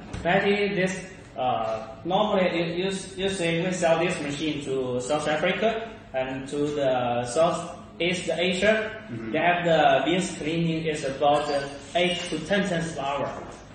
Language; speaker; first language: English; non-native, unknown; Chinese